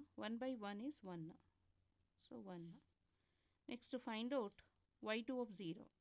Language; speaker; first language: English; non-native, local second language; Kannada